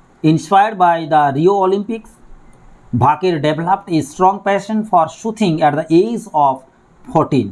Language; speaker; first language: English; non-native, local second language; Bangla